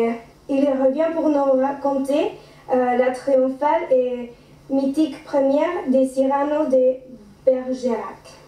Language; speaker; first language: French; non-native, learner; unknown